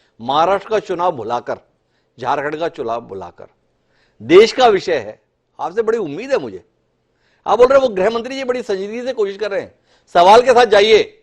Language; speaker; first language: Hindi; native; Hindi